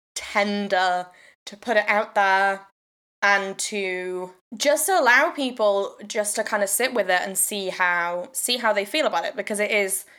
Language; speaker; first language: English; native; English